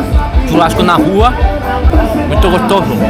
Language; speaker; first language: Portuguese; non-native, learner; Indonesian